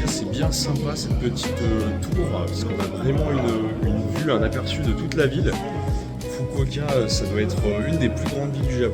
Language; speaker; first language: French; native; French